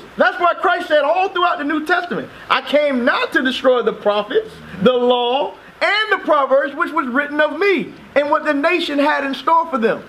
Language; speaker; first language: English; native; English